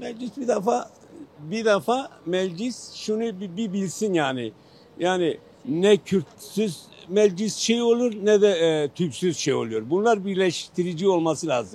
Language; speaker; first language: Turkish; non-native, local second language; Kurdish